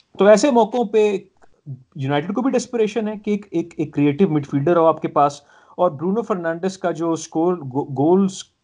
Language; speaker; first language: Urdu; native; Urdu